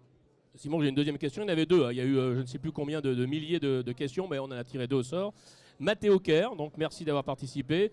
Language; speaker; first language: French; native; French